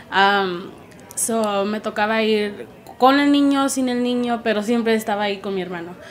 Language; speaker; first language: Spanish; early bilingual, heritage; Spanish